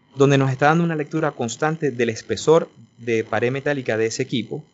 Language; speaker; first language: Spanish; native; Spanish